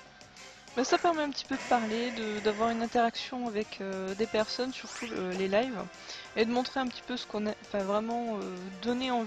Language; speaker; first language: French; native; French